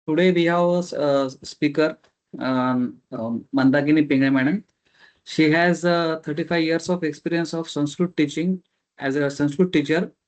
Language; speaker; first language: English; non-native, local second language; Marathi